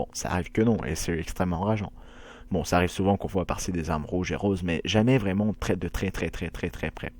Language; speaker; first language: French; native; French